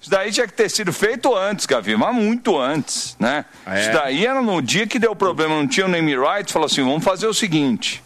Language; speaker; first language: Portuguese; native; Portuguese